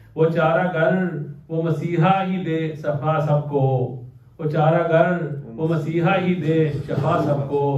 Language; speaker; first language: Urdu; non-native, local second language; Punjabi